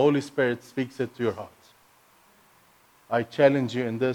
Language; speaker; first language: English; non-native, fluent; Arabic